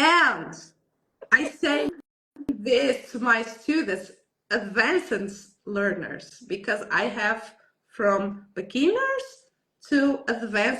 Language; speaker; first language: English; non-native, learner; Portuguese